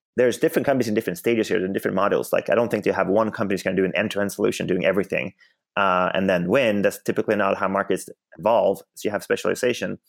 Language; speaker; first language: English; non-native, fluent; Swedish